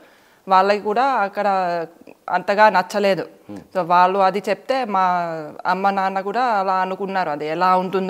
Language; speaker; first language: Telugu; non-native, fluent; Finnish